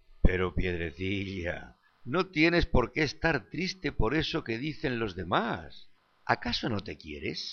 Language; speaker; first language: Spanish; native; Spanish